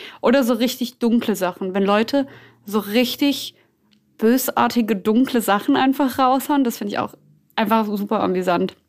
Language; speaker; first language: German; native; German